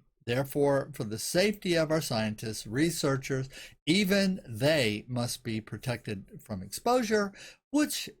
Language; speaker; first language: English; native; English